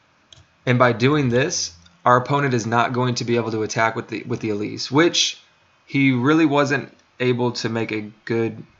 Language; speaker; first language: English; native; English